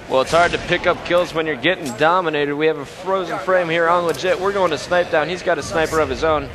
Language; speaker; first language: English; native; English